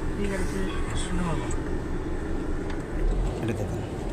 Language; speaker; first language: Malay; non-native, learner; Bangla